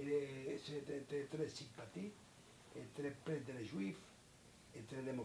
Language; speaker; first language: French; non-native, learner; Spanish